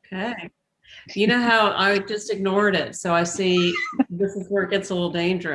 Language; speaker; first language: English; native; English